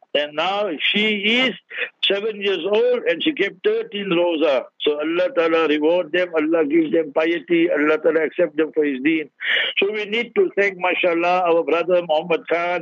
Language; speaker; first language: English; early bilingual, other home language; Urdu